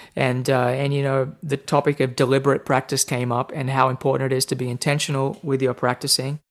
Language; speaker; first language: English; native; English